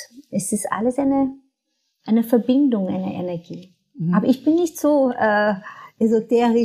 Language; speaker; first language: German; non-native, fluent; Portuguese